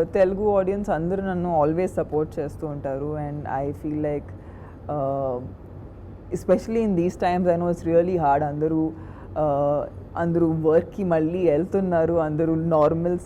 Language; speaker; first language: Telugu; non-native, local second language; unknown